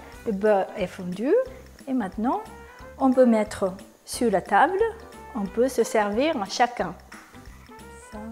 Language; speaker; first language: French; non-native, fluent; Japanese